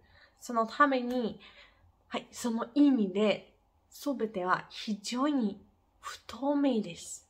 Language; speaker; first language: Japanese; non-native, fluent; Ukrainian